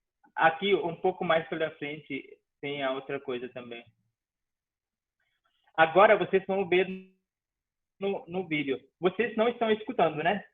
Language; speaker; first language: Portuguese; non-native, fluent; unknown